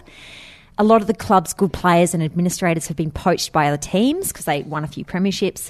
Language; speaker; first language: English; native; English